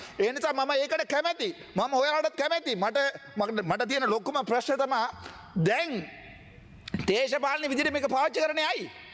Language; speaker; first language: Sinhala; non-native, local second language; Tamil